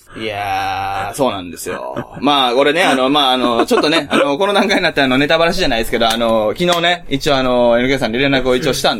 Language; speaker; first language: Japanese; native; Japanese